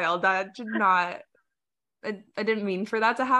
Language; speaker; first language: English; native; English